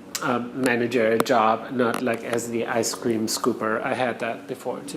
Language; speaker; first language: English; non-native, fluent; German